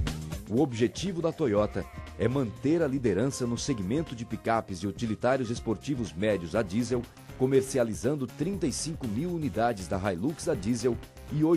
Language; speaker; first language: Portuguese; native; Portuguese